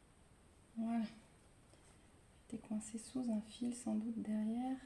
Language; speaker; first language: French; native; French